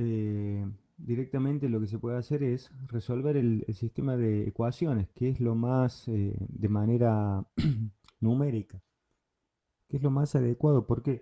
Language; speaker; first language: Spanish; native; Spanish